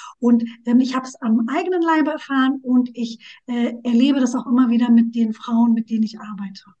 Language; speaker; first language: German; early bilingual, other home language; Turkish